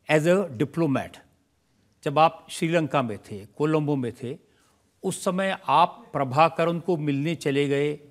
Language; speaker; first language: Hindi; native; Hindi